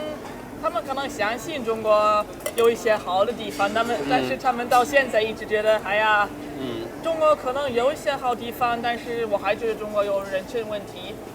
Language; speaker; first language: Chinese; non-native, fluent; German